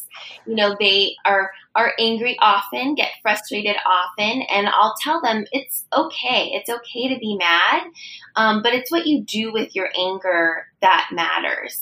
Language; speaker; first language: English; native; English